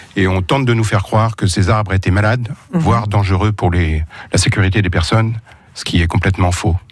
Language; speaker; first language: French; native; French